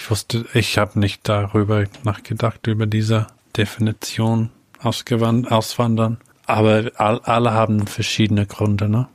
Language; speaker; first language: German; non-native, fluent; English